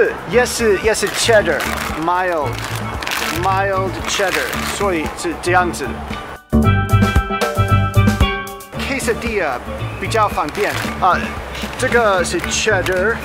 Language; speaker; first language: Chinese; non-native, learner; English